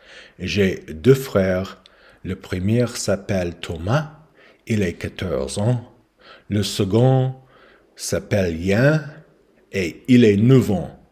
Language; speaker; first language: French; non-native, learner; English